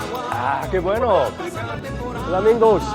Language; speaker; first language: Spanish; non-native, learner; Korean